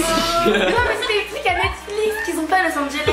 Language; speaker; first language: French; native; French